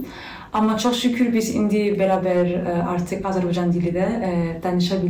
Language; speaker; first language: Azerbaijani; non-native, learner; German